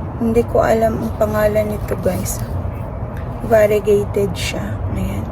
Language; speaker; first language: Filipino; native; Filipino